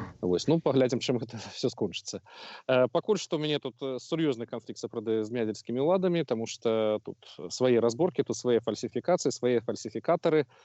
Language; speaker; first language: Belarusian; non-native, local second language; Russian